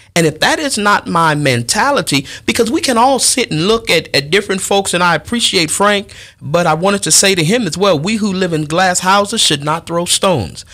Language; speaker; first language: English; native; English